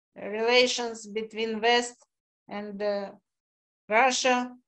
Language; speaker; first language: English; non-native, fluent; Russian